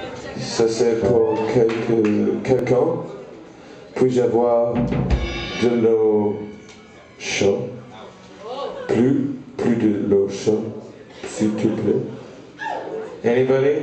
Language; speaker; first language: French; non-native, learner; English